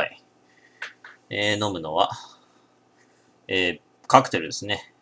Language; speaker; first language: Japanese; native; Japanese